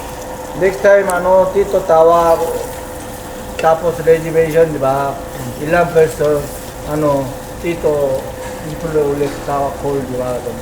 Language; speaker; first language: Filipino; non-native, learner; Korean